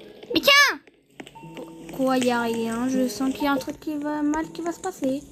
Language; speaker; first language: French; native; French